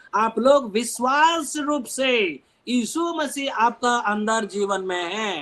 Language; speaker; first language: Hindi; non-native, local second language; Telugu